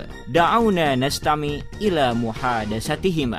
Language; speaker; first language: Arabic; non-native, fluent; Indonesian